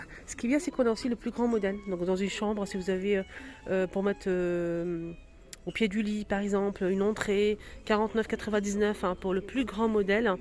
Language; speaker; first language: French; native; French